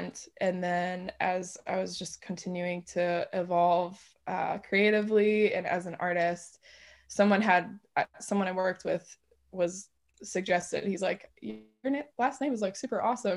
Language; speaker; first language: English; native; English